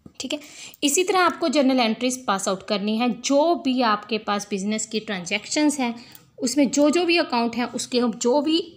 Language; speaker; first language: Hindi; non-native, local second language; Punjabi